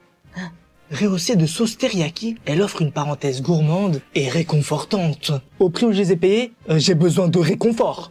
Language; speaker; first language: French; native; French